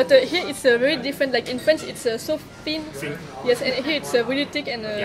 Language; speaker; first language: English; non-native, learner; French